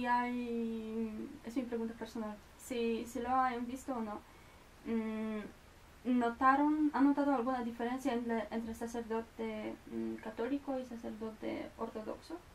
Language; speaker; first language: Spanish; non-native, fluent; Polish